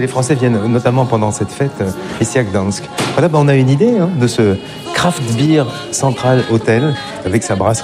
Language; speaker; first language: French; native; French